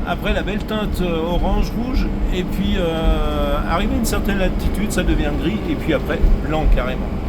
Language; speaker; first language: French; native; French